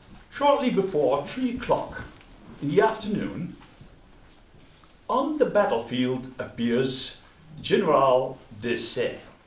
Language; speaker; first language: English; non-native, fluent; Dutch